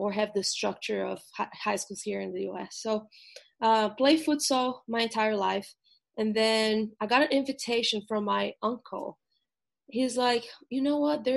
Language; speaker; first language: English; non-native, fluent; Portuguese